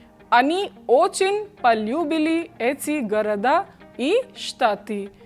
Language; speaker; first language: Russian; non-native, fluent; English